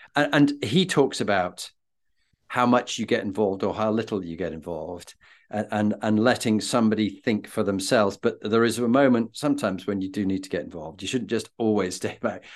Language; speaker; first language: English; native; English